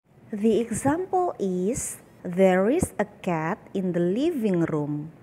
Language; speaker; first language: English; non-native, fluent; Indonesian